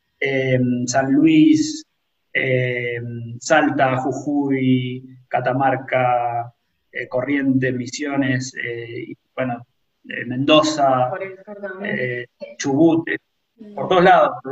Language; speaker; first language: Spanish; native; Spanish